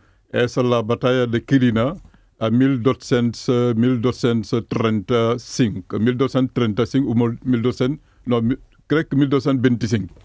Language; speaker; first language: Catalan; non-native, fluent; Mandingo